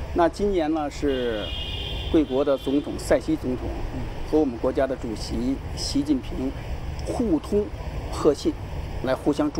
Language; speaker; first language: Chinese; native; Chinese